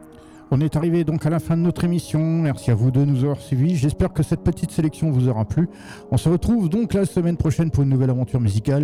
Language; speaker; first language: French; native; French